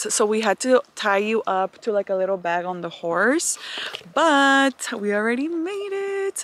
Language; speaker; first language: English; early bilingual, other home language; Spanish